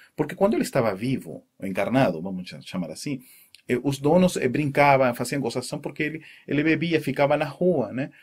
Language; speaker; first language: Portuguese; non-native, fluent; Spanish